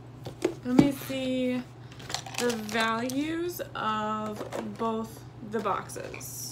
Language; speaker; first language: English; native; English